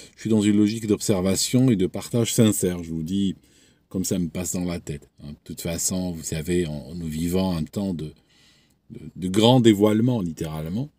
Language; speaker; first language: French; non-native, local second language; Arabic